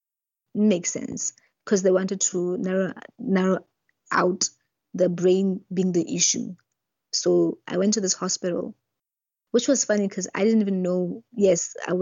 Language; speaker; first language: English; non-native, local second language; Southern Sotho